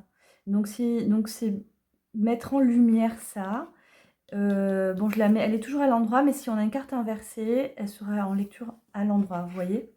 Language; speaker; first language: French; native; French